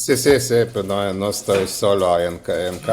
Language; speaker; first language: Spanish; non-native, fluent; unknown